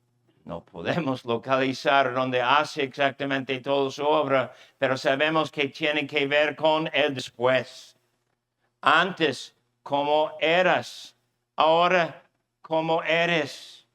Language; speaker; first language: Spanish; non-native, fluent; English